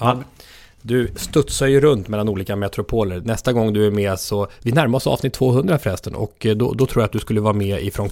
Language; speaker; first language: Swedish; native; Swedish